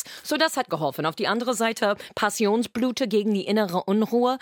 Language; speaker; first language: German; non-native, fluent; English